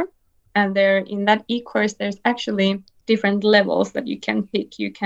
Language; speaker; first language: English; non-native, fluent; Finnish